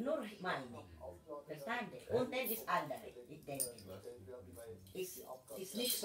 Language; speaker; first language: German; non-native, learner; Filipino